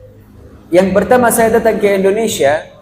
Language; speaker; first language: Indonesian; non-native, fluent; Arabic